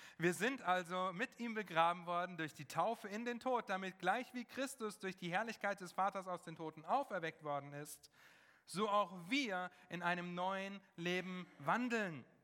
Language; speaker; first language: German; non-native, fluent; English